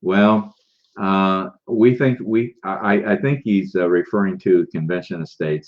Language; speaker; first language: English; native; English